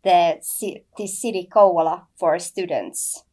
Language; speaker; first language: English; non-native, fluent; Finnish